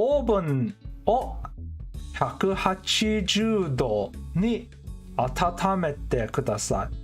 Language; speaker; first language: Japanese; non-native, learner; English